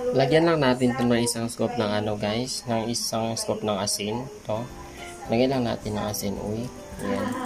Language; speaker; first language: Filipino; non-native, local second language; Cebuano